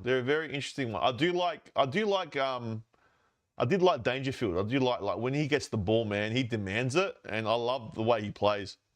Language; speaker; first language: English; native; English